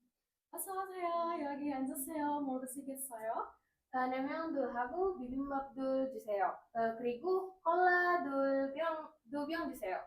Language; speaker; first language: Korean; non-native, learner; Indonesian